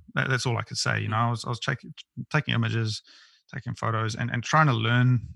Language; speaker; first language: English; native; English